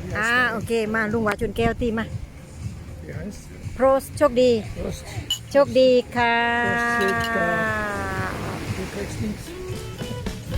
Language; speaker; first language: German; non-native, learner; Thai